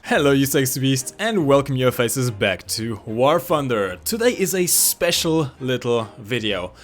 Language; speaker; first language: English; non-native, fluent; German